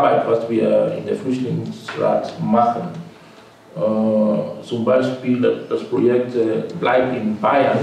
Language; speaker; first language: German; non-native, fluent; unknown